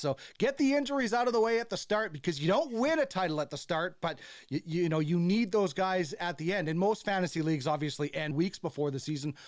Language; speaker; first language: English; native; English